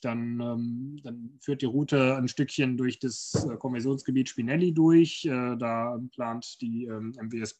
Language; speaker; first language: German; native; German